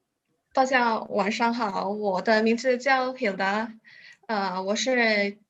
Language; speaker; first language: Chinese; non-native, learner; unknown